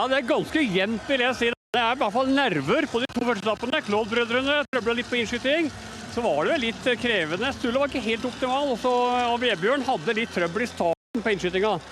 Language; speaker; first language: Norwegian; native; Norwegian